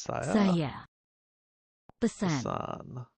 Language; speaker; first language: Indonesian; non-native, learner; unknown